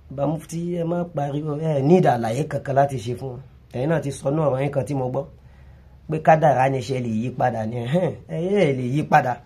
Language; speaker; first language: Yoruba; non-native, local second language; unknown